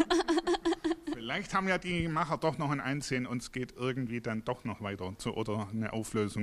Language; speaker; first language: German; native; German